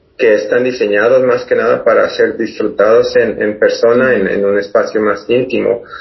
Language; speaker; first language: Spanish; native; Spanish